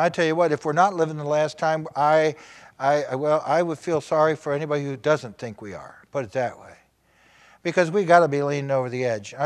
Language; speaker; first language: English; native; English